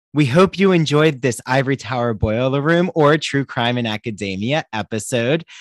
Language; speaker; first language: English; native; English